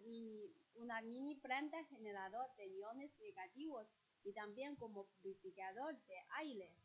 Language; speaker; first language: Spanish; non-native, fluent; Chinese